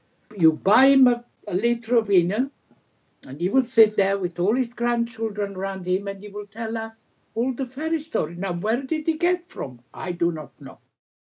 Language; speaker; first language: English; native; English